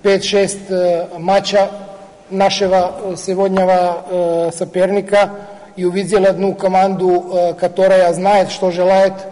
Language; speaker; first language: Russian; non-native, learner; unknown